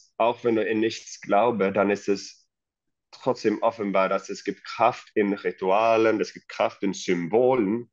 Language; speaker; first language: German; non-native, fluent; Swedish